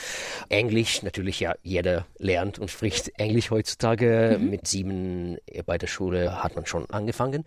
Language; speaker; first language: German; non-native, fluent; Russian